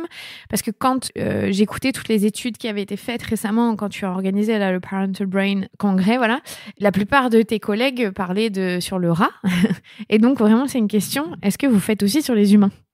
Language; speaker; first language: French; native; French